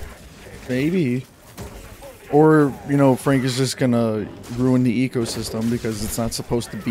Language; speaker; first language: English; native; English